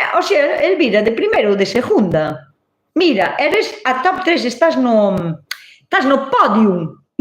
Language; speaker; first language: Galician; non-native, local second language; Spanish